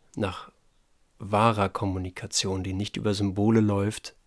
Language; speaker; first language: German; native; German